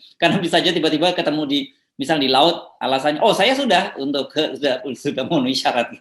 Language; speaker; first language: Indonesian; native; Indonesian